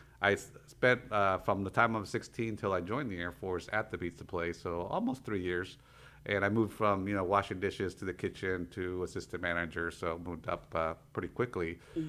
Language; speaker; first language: English; early bilingual, other home language; Spanish